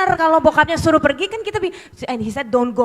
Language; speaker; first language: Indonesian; native; Indonesian